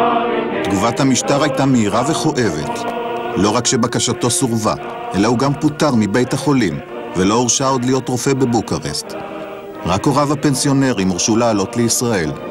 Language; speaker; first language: Hebrew; native; Hebrew